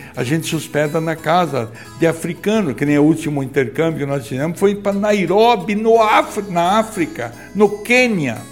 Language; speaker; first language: Portuguese; non-native, local second language; Italian